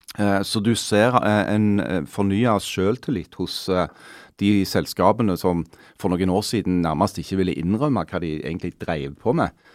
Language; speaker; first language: Norwegian; native; Norwegian